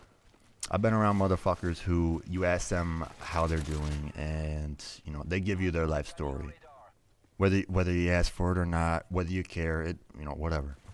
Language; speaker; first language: English; native; English